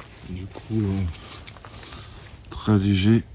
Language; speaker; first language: French; native; French